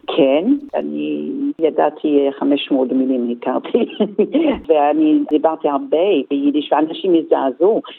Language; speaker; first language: Hebrew; non-native, fluent; Yiddish